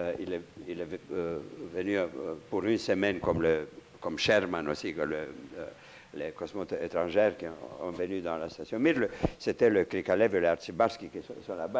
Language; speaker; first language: French; non-native, fluent; Romanian